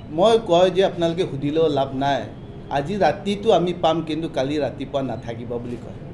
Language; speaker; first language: Assamese; non-native, local second language; Karbi